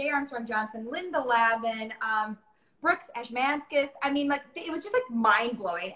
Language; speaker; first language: English; native; English